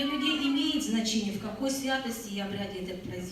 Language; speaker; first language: Russian; native; Russian